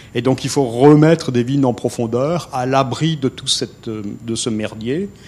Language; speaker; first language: French; native; French